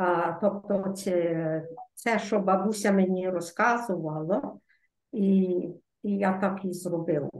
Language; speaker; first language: Ukrainian; early bilingual, heritage; Ukrainian